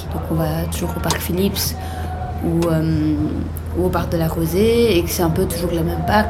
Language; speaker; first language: French; native; French